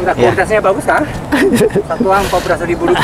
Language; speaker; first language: Indonesian; non-native, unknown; Japanese